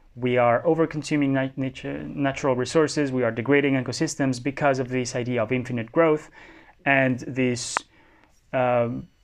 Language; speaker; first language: English; non-native, fluent; Spanish